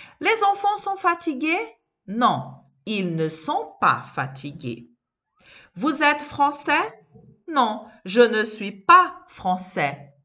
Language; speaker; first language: French; non-native, fluent; Portuguese